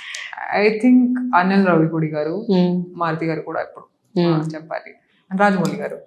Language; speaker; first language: Telugu; non-native, local second language; Hindi